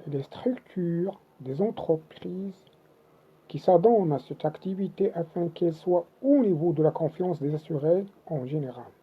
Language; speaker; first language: French; non-native, local second language; Arabic